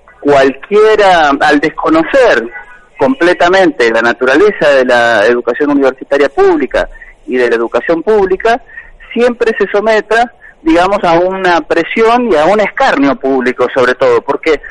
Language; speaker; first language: Spanish; native; Spanish